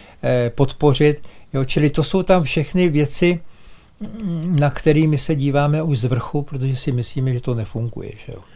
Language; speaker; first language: Czech; native; Czech